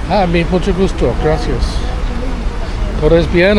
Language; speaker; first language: Spanish; non-native, learner; English